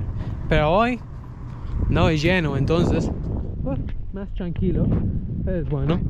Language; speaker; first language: Spanish; non-native, learner; English